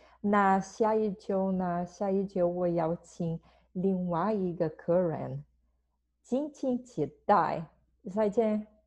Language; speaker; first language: Chinese; non-native, fluent; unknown